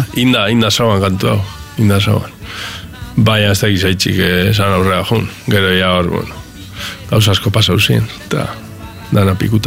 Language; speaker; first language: Basque; native; Basque